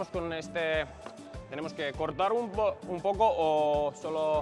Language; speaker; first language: Spanish; non-native, learner; Finnish